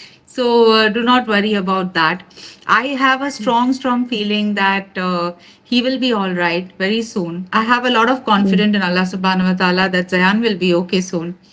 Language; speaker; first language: English; non-native, local second language; Urdu